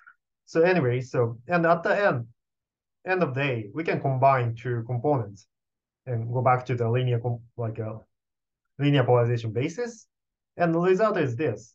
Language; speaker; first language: English; non-native, fluent; Japanese